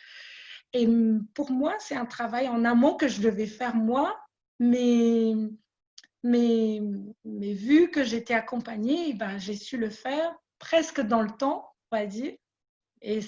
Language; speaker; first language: French; non-native, local second language; Malagasy